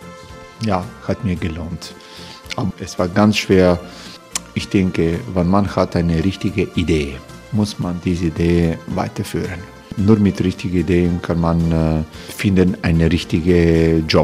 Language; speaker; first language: German; non-native, fluent; Croatian